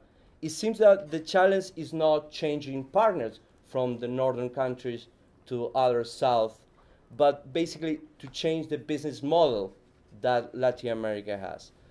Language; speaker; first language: English; non-native, fluent; Spanish